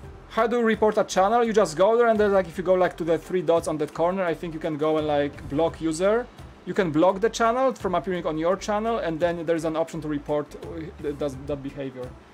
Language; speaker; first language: English; non-native, fluent; Polish